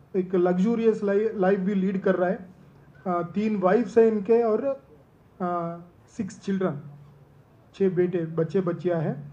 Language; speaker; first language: Hindi; non-native, local second language; Telugu